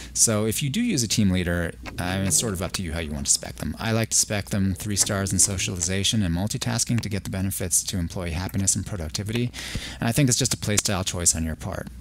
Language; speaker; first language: English; native; English